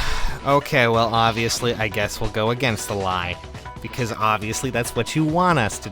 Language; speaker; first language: English; native; English